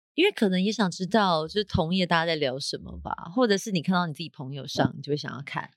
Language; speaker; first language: Chinese; native; Chinese